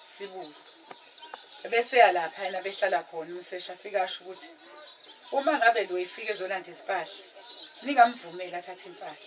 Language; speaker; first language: Zulu; native; Zulu